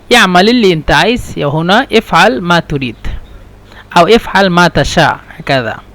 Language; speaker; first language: Egyptian Arabic; non-native, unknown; Bangla